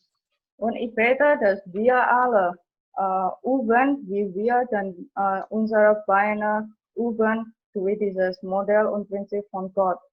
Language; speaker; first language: German; non-native, fluent; Indonesian